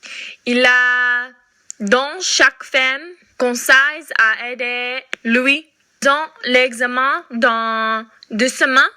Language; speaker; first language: French; non-native, learner; English